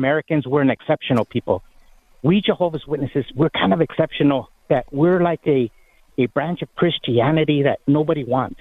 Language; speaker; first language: English; non-native, fluent; Spanish